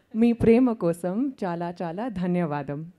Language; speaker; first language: Telugu; non-native, learner; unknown